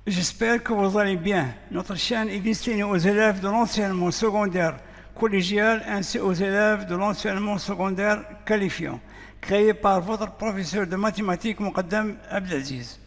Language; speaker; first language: French; non-native, local second language; Arabic